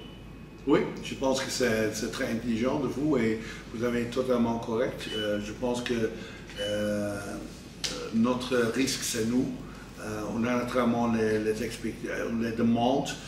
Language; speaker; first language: French; non-native, fluent; Dutch